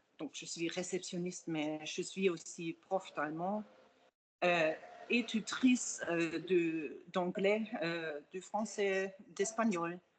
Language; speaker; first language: French; non-native, fluent; German